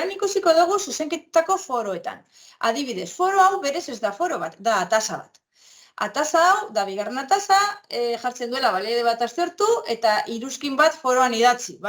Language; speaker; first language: Basque; native; Basque